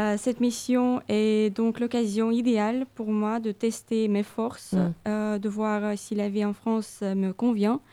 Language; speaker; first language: French; non-native, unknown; Russian